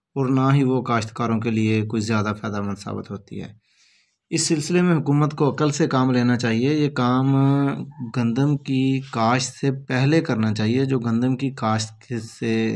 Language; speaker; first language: Urdu; non-native, local second language; Punjabi